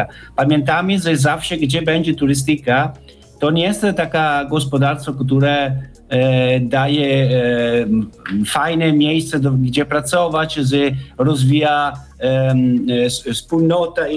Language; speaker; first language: Polish; non-native, learner; Italian